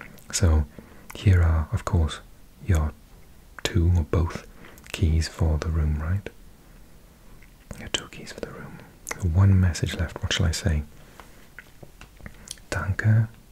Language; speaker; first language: English; native; English